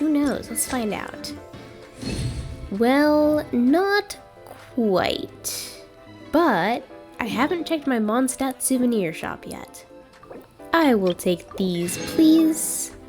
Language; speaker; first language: English; native; English